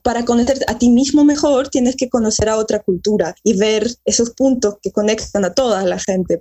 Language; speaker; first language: Spanish; early bilingual, other home language; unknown